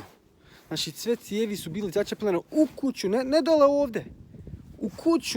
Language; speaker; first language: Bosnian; early bilingual, heritage; Croatian